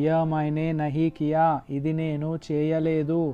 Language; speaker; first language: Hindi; non-native, local second language; Telugu